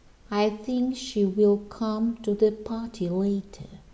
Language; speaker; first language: English; non-native, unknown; Russian